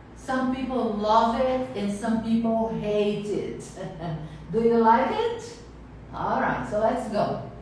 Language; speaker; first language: English; non-native, fluent; Portuguese